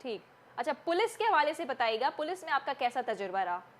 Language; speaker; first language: Hindi; non-native, local second language; Sindhi